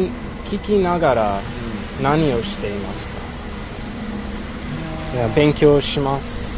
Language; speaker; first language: Japanese; non-native, learner; English